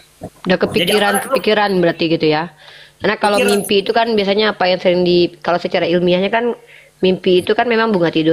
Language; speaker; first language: Indonesian; native; Indonesian